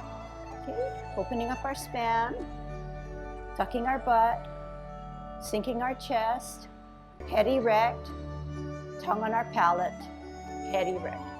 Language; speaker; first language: English; native; English